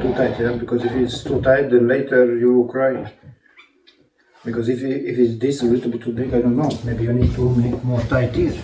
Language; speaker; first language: English; non-native, fluent; Latvian